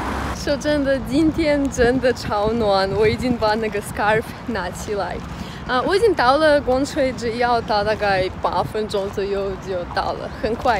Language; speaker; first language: Chinese; non-native, fluent; Russian